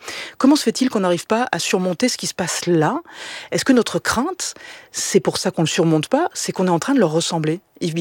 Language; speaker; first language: French; native; French